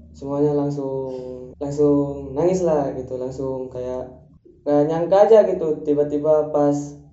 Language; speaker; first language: Indonesian; native; Indonesian